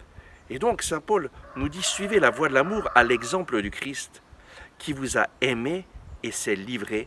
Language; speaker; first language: French; native; French